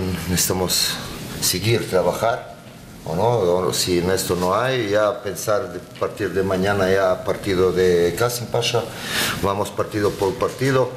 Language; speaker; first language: Spanish; non-native, learner; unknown